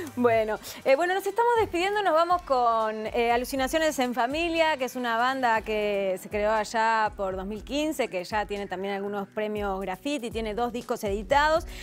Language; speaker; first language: Spanish; native; Spanish